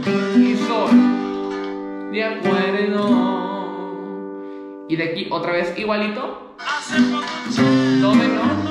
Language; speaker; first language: Spanish; native; Spanish